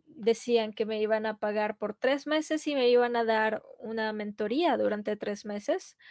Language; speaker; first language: Spanish; non-native, fluent; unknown